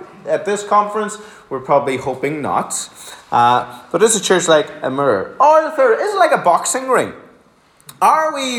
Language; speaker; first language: English; native; English